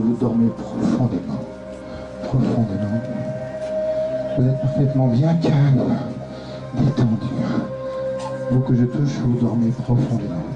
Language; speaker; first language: French; native; French